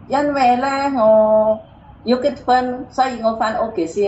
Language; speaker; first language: Cantonese; non-native, learner; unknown